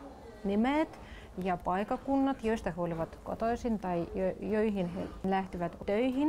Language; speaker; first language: Finnish; non-native, local second language; Russian